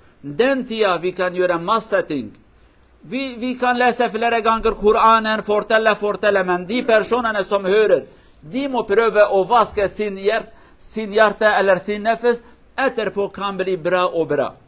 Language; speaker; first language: Norwegian; non-native, learner; Central Kurdish